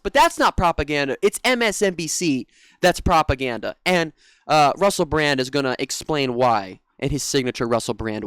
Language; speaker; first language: English; native; English